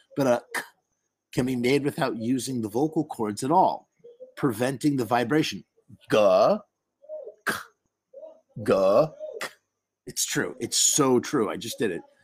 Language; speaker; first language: English; native; English